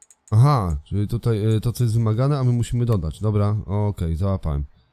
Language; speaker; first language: Polish; native; Polish